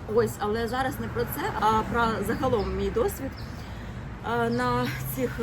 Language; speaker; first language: Ukrainian; native; Ukrainian